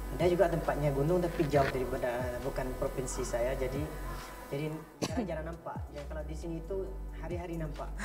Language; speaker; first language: Indonesian; non-native, learner; Eastern Cham